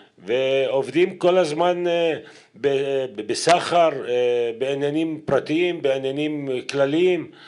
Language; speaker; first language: Hebrew; non-native, local second language; Arabic